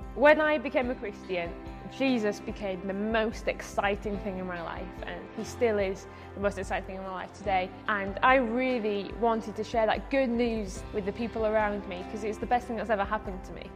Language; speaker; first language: English; native; English